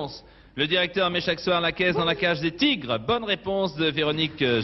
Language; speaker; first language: French; native; French